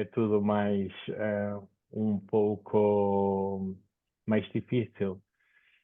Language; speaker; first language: Portuguese; non-native, fluent; Spanish